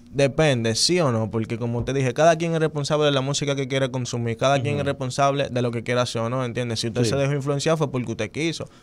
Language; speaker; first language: Spanish; native; Spanish